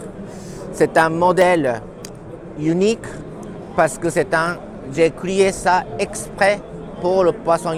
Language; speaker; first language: French; non-native, learner; Japanese